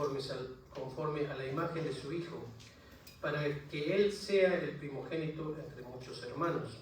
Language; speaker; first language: Spanish; native; Spanish